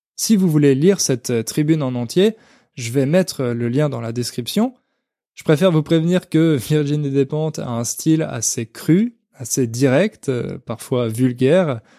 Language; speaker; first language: French; native; French